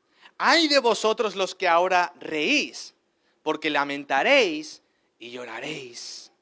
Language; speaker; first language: Spanish; native; Spanish